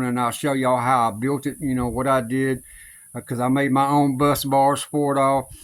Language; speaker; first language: English; native; English